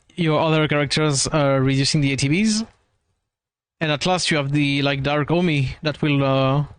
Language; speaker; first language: English; non-native, fluent; French